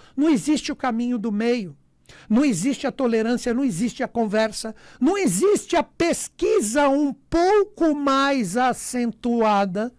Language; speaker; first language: Portuguese; native; Portuguese